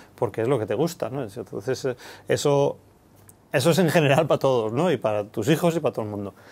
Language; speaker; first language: Spanish; native; Spanish